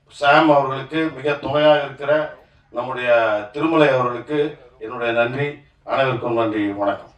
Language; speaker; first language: Tamil; native; Tamil